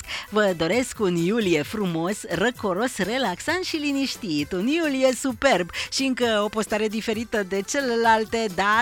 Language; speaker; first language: Romanian; native; Romanian